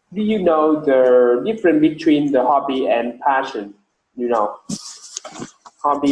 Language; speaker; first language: English; non-native, learner; Vietnamese